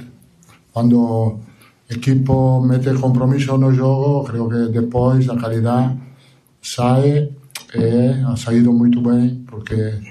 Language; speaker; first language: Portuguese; non-native, learner; Italian